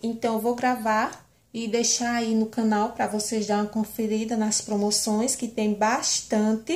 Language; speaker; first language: Portuguese; native; Portuguese